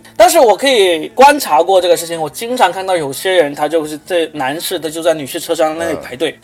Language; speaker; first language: Chinese; native; Chinese